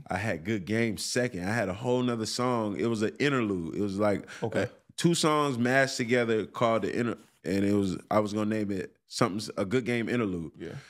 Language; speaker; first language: English; native; English